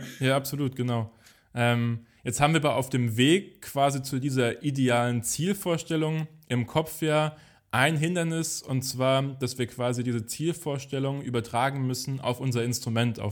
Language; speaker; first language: German; native; German